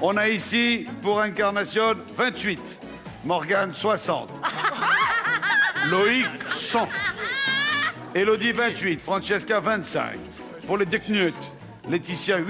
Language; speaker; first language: French; native; French